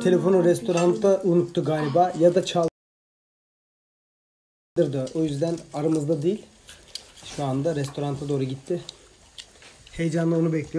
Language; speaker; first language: Turkish; native; Turkish